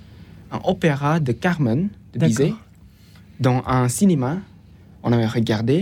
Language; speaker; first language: French; non-native, fluent; Chinese